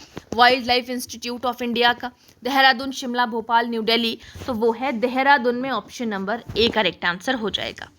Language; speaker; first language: Hindi; native; Hindi